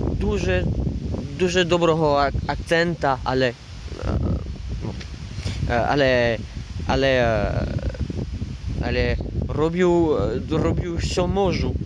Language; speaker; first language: Ukrainian; non-native, learner; French